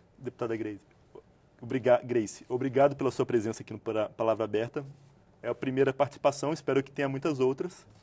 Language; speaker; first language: Portuguese; native; Portuguese